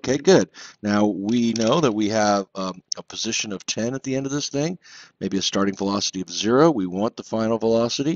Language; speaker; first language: English; native; English